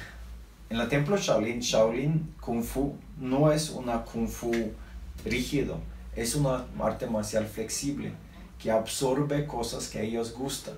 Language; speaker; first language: Spanish; non-native, learner; Norwegian